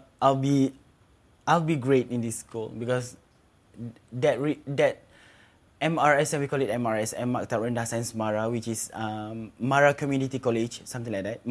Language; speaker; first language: English; non-native, local second language; Malay